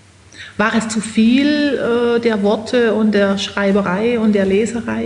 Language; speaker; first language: German; native; German